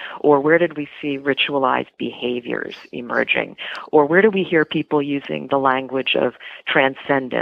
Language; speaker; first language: English; native; English